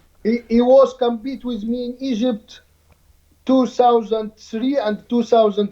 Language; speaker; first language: English; non-native, learner; Arabic